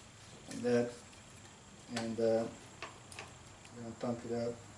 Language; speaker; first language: English; non-native, fluent; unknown